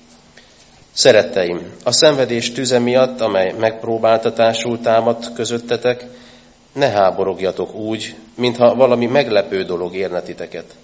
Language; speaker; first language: Hungarian; native; Hungarian